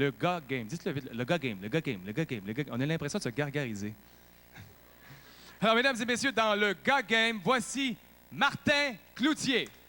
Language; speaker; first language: French; native; French